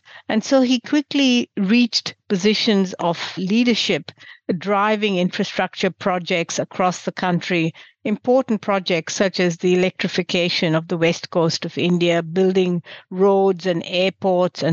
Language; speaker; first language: English; non-native, local second language; Gujarati